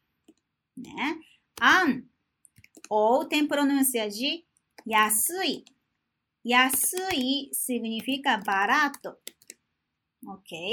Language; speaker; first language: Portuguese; non-native, fluent; Japanese